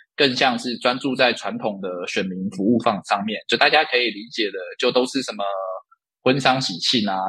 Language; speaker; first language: Chinese; native; Chinese